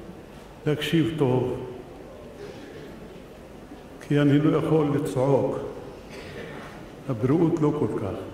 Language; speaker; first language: Hebrew; non-native, local second language; Arabic